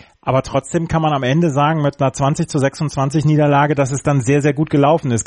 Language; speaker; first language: German; native; German